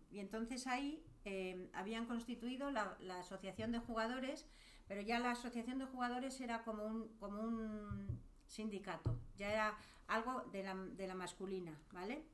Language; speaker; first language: Spanish; native; Spanish